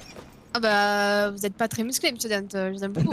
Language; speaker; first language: French; native; French